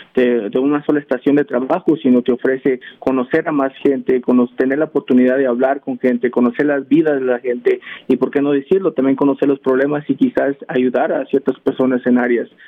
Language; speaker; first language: Spanish; early bilingual, heritage; Spanish